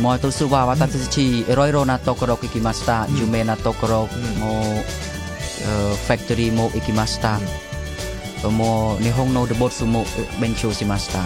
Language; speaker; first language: Japanese; non-native, learner; Khmer